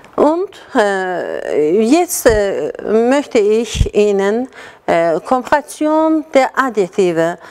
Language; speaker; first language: German; non-native, fluent; Azerbaijani